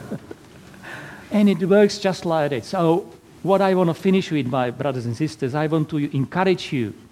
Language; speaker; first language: English; non-native, fluent; Slovak